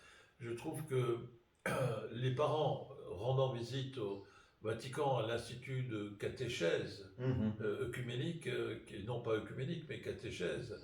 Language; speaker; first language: French; native; French